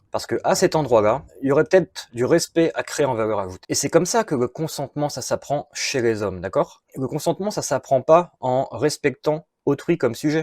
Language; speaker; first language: French; native; French